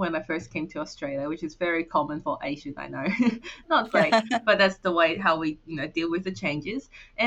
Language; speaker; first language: English; non-native, local second language; Cantonese